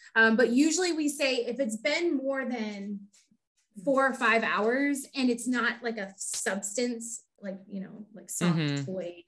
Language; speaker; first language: English; native; English